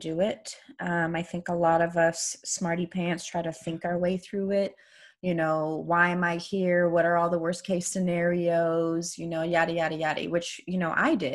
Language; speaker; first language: English; non-native, fluent; Persian